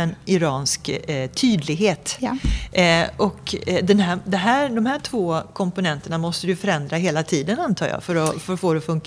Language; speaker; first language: Swedish; native; Swedish